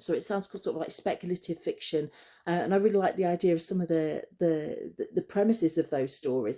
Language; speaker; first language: English; native; English